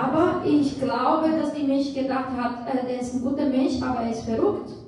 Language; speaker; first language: German; non-native, fluent; Portuguese